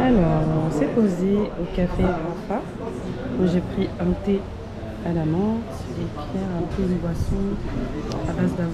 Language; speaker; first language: French; native; French